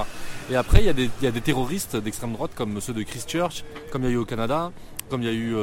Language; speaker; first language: French; native; French